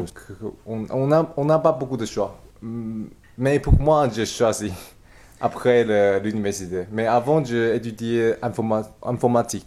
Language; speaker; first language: French; non-native, learner; Chinese